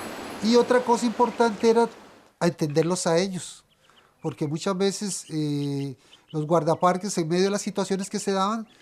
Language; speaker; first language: Spanish; native; Spanish